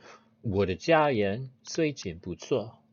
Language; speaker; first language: Chinese; non-native, learner; English